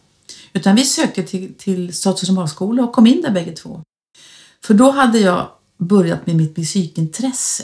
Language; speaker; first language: Swedish; native; Swedish